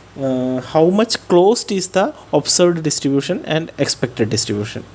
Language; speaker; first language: English; non-native, local second language; Malayalam